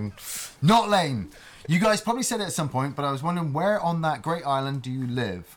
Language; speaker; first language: English; native; English